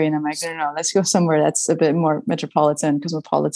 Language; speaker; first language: English; non-native, fluent; Spanish